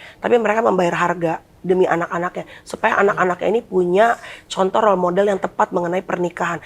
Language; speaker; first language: Indonesian; native; Indonesian